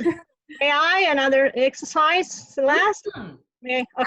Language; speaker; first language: English; non-native, fluent; Romanian